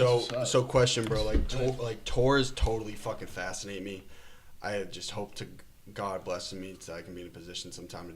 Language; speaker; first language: English; native; English